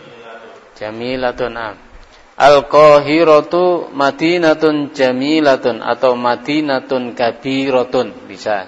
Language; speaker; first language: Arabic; non-native, fluent; Indonesian